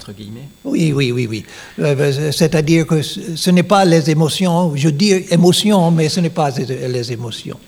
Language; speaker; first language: French; non-native, learner; English